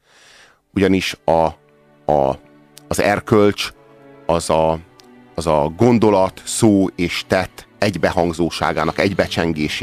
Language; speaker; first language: Hungarian; native; Hungarian